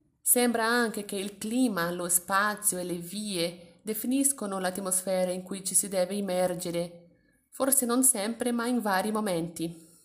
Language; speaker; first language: Italian; non-native, fluent; Portuguese